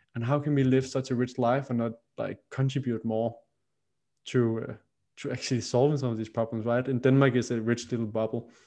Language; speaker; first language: English; non-native, fluent; Danish